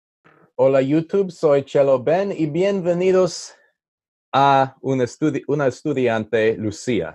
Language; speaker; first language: Spanish; non-native, learner; English